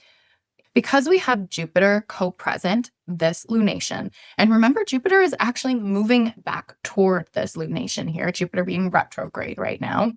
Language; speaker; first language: English; native; English